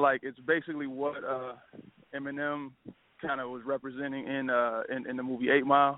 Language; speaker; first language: English; native; English